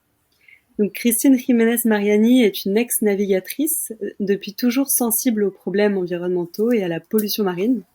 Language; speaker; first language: French; native; French